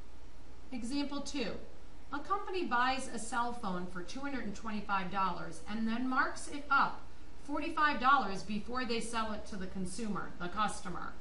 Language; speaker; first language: English; native; English